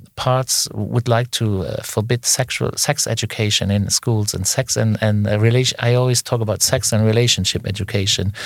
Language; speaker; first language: English; non-native, fluent; Luxembourgish